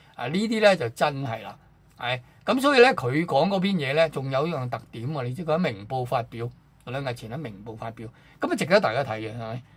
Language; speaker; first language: Chinese; non-native, local second language; Cantonese